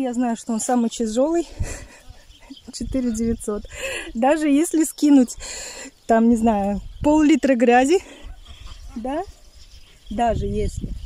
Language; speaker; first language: Russian; native; Russian